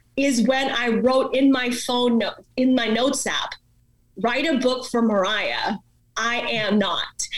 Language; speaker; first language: English; non-native, local second language; Malayalam